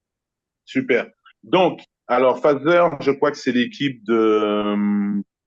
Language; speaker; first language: French; native; French